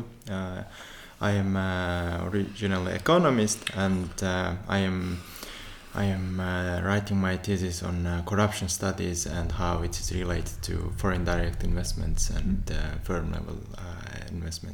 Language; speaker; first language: English; non-native, fluent; Turkmen